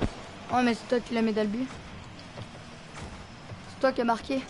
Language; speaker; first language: French; native; French